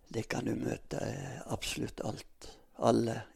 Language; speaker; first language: Norwegian; native; Norwegian